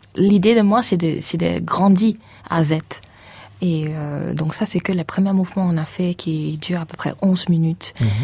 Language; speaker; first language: French; non-native, fluent; English